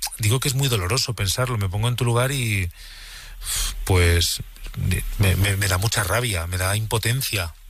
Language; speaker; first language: Spanish; native; Spanish